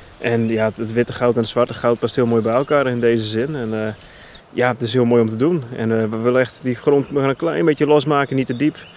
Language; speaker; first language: Dutch; non-native, local second language; Western Frisian